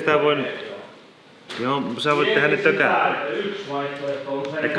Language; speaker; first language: Finnish; native; Finnish